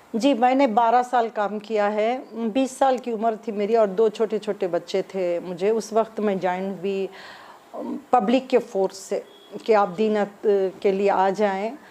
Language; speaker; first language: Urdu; native; Urdu